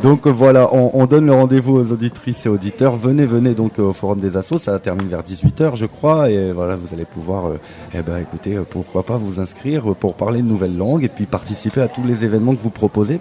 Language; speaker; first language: French; native; French